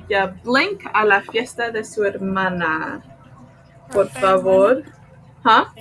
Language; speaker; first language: Spanish; non-native, fluent; English